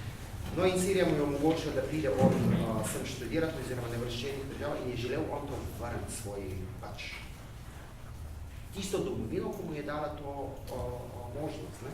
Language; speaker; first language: Slovenian; early bilingual, heritage; Arabic